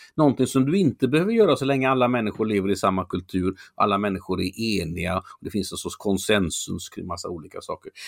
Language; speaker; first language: Swedish; native; Swedish